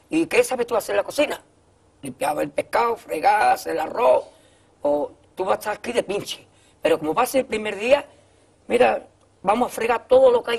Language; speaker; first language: Spanish; native; Spanish